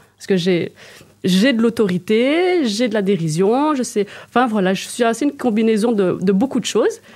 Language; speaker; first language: French; native; French